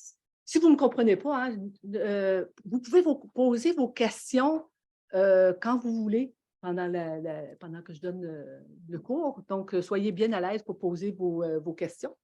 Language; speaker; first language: French; native; French